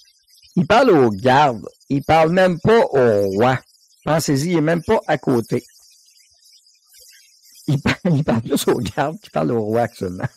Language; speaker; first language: French; native; French